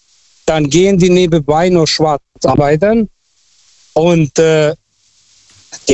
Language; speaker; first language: German; non-native, local second language; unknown